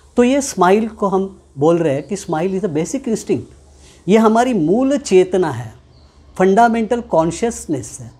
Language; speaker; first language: Hindi; non-native, local second language; Marathi